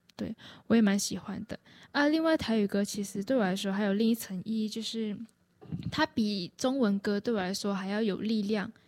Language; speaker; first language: Chinese; native; Chinese